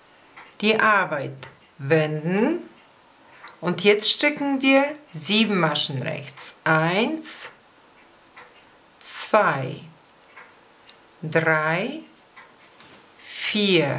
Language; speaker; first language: German; non-native, fluent; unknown